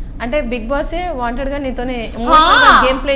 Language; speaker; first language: Telugu; native; Telugu